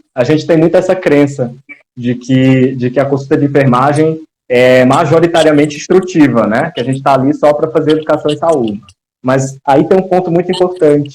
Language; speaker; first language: Portuguese; native; Portuguese